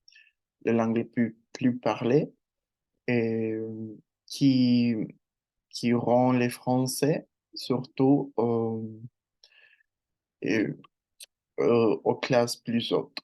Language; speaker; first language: French; non-native, learner; Spanish